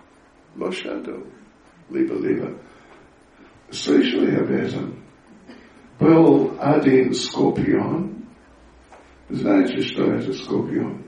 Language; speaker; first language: Russian; non-native, learner; English